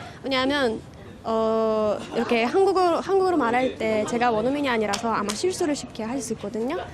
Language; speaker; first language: Korean; non-native, fluent; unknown